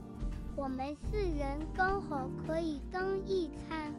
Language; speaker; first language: Chinese; native; Chinese